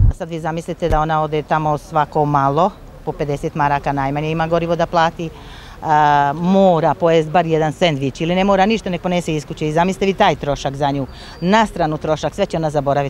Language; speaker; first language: Croatian; native; Croatian